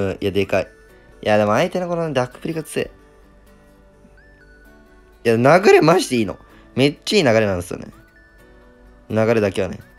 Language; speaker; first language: Japanese; native; Japanese